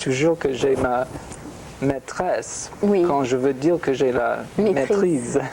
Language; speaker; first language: French; non-native, fluent; English